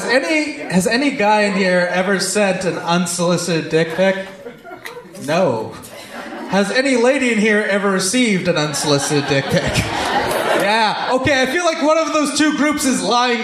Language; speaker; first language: English; native; English